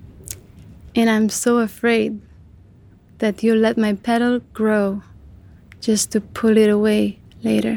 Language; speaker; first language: English; non-native, fluent; Catalan